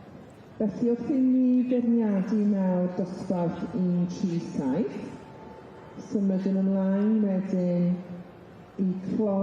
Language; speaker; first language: Welsh; non-native, learner; English